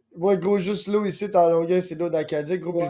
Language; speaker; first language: French; native; French